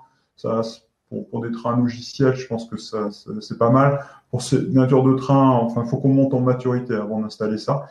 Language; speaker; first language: French; native; French